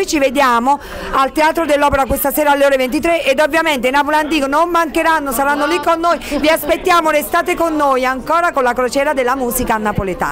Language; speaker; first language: Italian; native; Italian